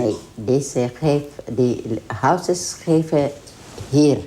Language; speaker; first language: Dutch; non-native, learner; Tigrinya